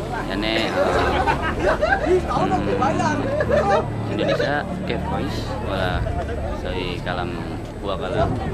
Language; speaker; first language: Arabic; non-native, learner; Indonesian